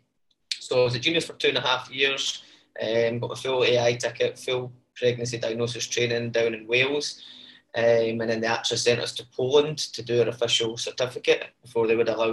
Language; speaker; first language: English; native; English